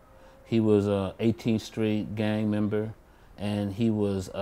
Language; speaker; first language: English; native; English